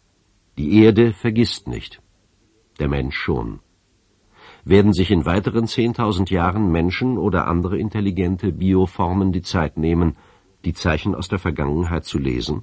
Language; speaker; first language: German; native; German